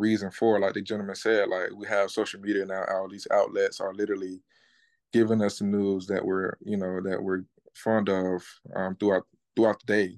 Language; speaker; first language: English; native; English